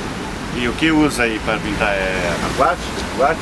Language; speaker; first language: Spanish; non-native, learner; Portuguese